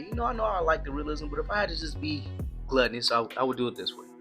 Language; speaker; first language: English; native; English